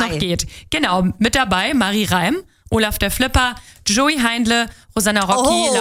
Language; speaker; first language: German; native; German